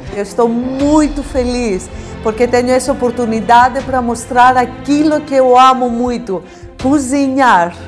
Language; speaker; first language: Portuguese; non-native, fluent; Greek